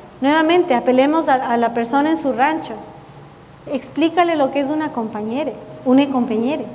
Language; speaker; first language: Spanish; early bilingual, heritage; Spanish